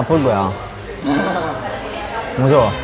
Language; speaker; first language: Korean; non-native, learner; Italian